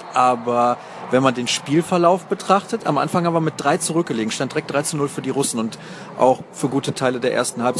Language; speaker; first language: German; native; German